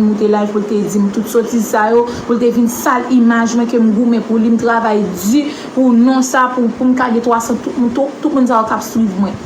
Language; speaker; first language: French; non-native, local second language; Haitian Creole